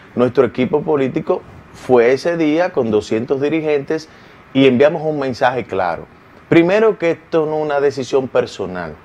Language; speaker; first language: Spanish; native; Spanish